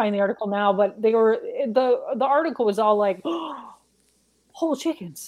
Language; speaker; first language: English; native; English